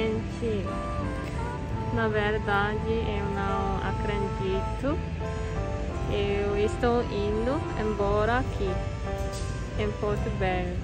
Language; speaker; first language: Portuguese; non-native, learner; Korean